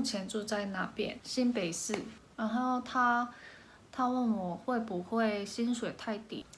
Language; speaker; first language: Chinese; non-native, fluent; Korean